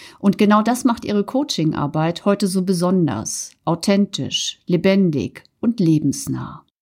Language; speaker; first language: German; native; German